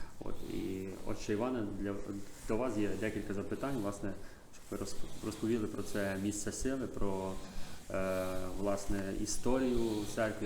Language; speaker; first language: Ukrainian; native; Ukrainian